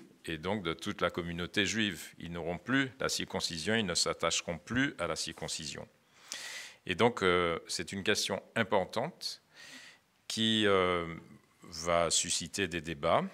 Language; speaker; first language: French; native; French